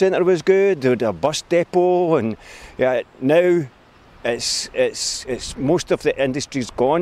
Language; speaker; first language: English; native; English